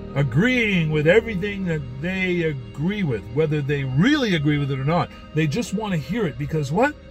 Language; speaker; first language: English; native; English